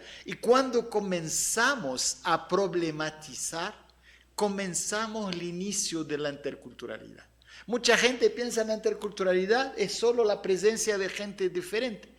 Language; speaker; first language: Spanish; non-native, fluent; Arabic